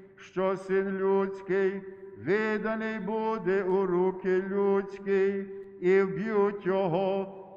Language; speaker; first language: Ukrainian; early bilingual, heritage; Ukrainian